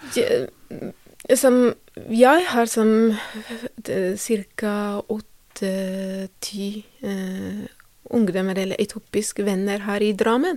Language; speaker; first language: Norwegian; non-native, learner; Tigrinya